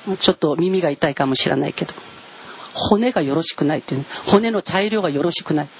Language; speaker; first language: Japanese; non-native, fluent; Korean